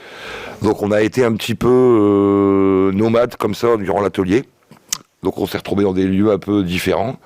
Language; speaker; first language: French; native; French